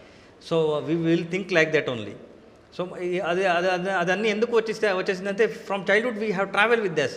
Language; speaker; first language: Telugu; non-native, local second language; Kannada